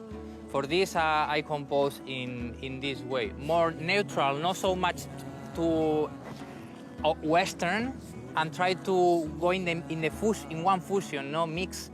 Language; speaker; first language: English; non-native, learner; Spanish